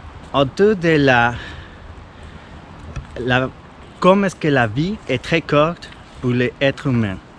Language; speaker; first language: French; non-native, fluent; Spanish